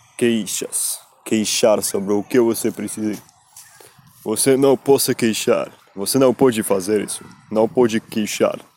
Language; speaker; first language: Portuguese; non-native, learner; Spanish